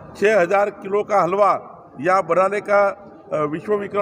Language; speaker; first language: Hindi; non-native, local second language; Marathi